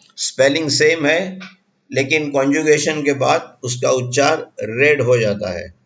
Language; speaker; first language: Hindi; non-native, local second language; Gujarati